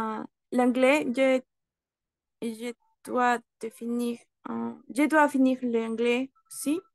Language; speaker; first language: French; non-native, learner; Spanish